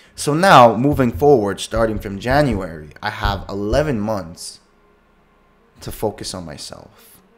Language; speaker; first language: English; native; English